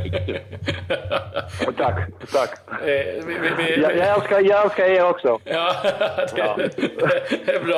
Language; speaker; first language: Swedish; non-native, fluent; Dutch